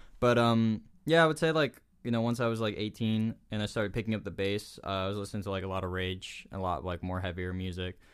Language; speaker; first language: English; early bilingual, other home language; Spanish